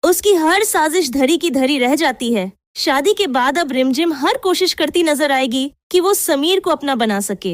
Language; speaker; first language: Hindi; native; Hindi